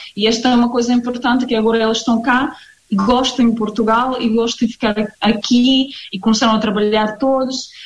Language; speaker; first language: Portuguese; non-native, fluent; Ukrainian